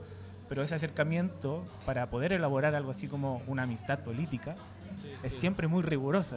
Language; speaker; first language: Spanish; native; Spanish